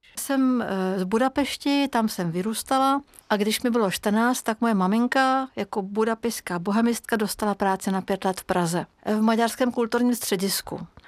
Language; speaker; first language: Czech; non-native, fluent; Hungarian